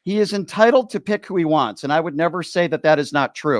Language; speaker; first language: English; native; English